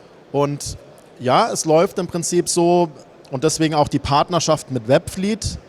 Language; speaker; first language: German; native; German